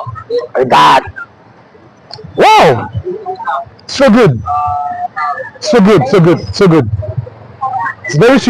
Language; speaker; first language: English; non-native, fluent; French